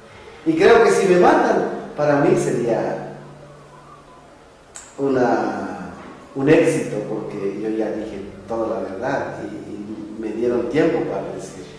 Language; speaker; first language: Spanish; non-native, local second language; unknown